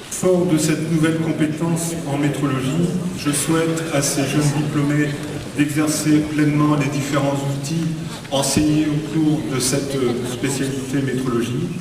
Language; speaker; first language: French; native; French